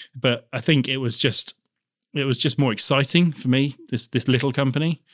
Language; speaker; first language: English; native; English